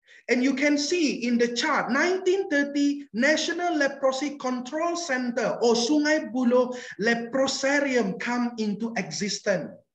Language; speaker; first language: English; non-native, local second language; Malay